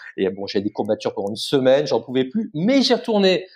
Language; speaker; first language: French; native; French